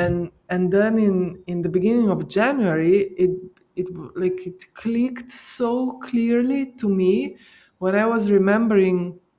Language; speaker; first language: English; non-native, fluent; Slovenian